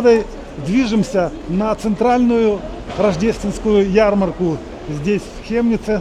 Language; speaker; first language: Russian; native; Russian